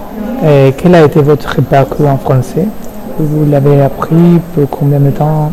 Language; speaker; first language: French; non-native, learner; Spanish